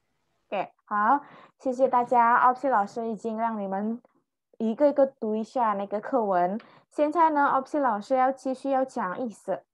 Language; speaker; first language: Chinese; non-native, fluent; Indonesian